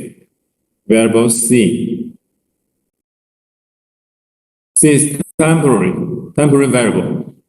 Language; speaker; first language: English; non-native, learner; Chinese